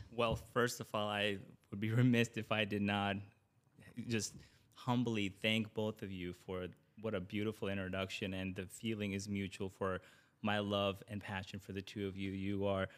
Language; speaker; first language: English; early bilingual, other home language; Urdu